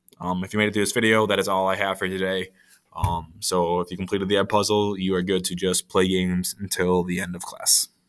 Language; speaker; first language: English; native; English